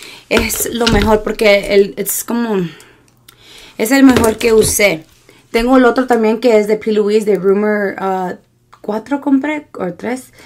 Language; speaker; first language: Spanish; early bilingual, heritage; Spanish